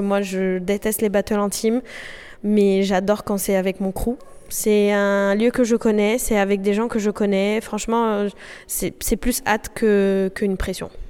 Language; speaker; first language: French; non-native, fluent; Portuguese